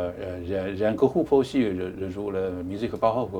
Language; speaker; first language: French; non-native, learner; Chinese